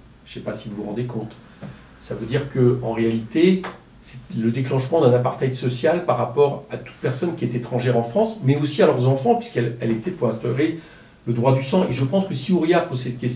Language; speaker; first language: French; native; French